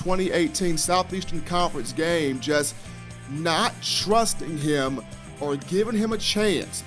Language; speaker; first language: English; native; English